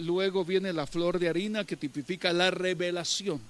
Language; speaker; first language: Spanish; native; Spanish